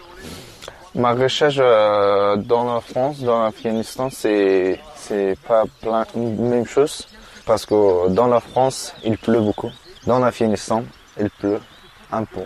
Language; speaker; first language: French; non-native, learner; Persian